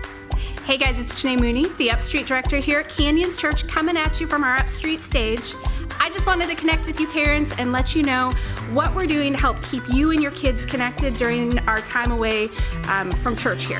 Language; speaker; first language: English; native; English